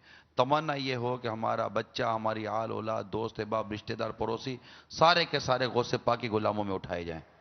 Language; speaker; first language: Urdu; native; Urdu